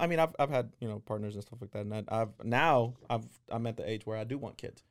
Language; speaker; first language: English; non-native, fluent; Spanish